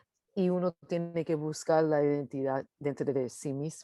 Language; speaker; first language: Spanish; early bilingual, heritage; English